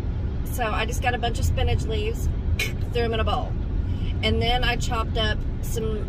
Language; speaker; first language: English; native; English